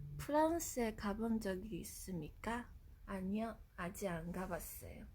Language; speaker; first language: Korean; non-native, fluent; Japanese